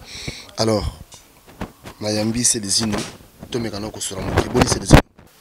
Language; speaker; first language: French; non-native, local second language; Lingala